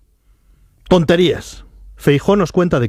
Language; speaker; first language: Spanish; native; Spanish